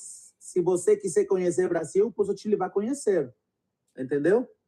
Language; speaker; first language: Portuguese; non-native, learner; Spanish